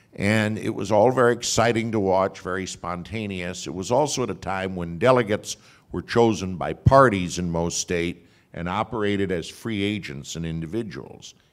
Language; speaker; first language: English; native; English